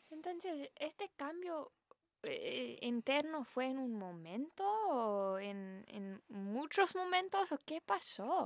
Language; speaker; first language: Spanish; early bilingual, heritage; Spanish